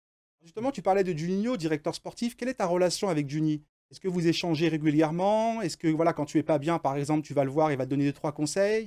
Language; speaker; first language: French; native; French